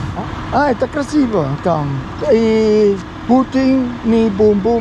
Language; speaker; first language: Russian; non-native, learner; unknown